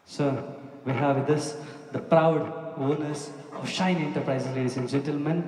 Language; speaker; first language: English; non-native, local second language; Kannada